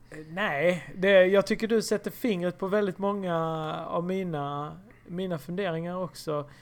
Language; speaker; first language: Swedish; native; Swedish